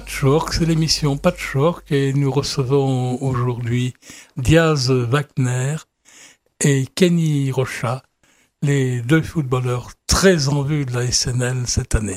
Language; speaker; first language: French; native; French